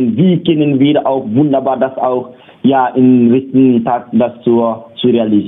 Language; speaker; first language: German; non-native, learner; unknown